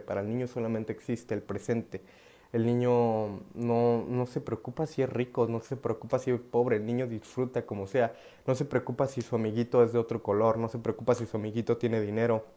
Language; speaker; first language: Spanish; native; Spanish